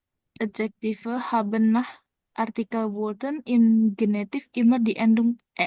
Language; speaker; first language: German; non-native, learner; Indonesian